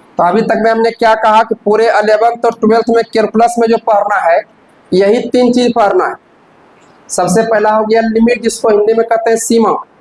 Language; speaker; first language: Hindi; native; Hindi